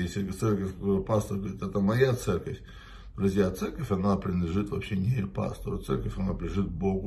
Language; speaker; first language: Russian; native; Russian